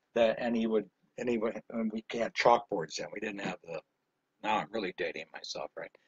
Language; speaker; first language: English; native; English